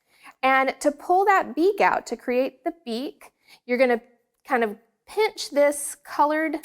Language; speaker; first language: English; native; English